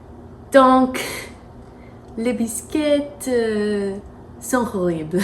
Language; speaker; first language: French; non-native, learner; English